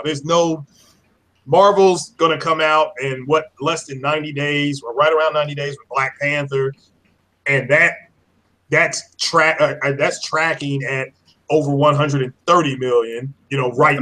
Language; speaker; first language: English; native; English